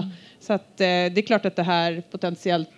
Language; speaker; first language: Swedish; native; Swedish